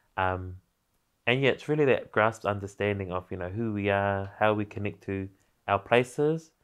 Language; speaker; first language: English; native; English